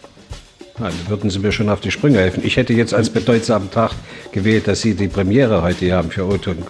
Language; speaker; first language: German; native; German